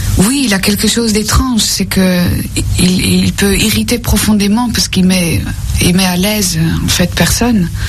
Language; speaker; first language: French; non-native, fluent; Dutch